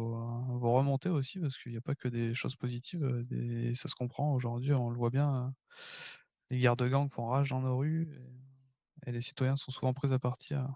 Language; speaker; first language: French; native; French